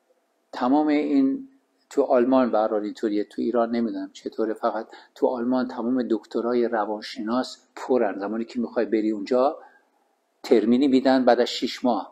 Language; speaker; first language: Persian; native; Persian